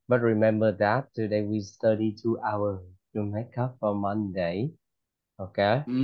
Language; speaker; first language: English; non-native, fluent; Vietnamese